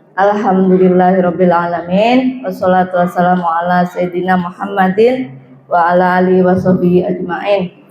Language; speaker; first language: Indonesian; non-native, local second language; Javanese